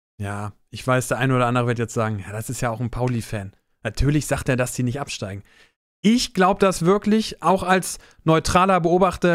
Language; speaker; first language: German; native; German